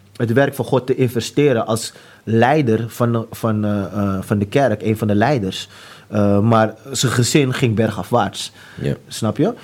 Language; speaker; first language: Dutch; native; Dutch